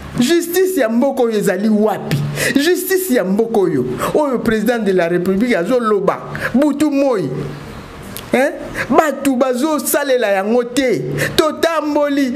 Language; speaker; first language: Lingala; native; Lingala